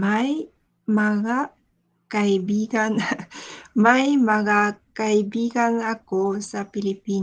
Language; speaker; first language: Filipino; non-native, learner; Japanese